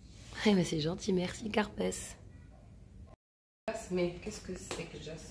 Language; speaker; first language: French; non-native, local second language; Arabic